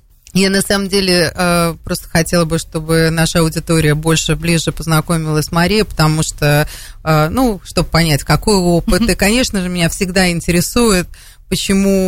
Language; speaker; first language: Russian; native; Russian